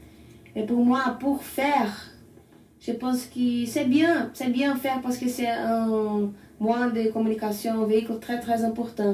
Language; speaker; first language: French; non-native, learner; Portuguese